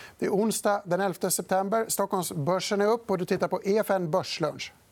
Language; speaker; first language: Swedish; native; Swedish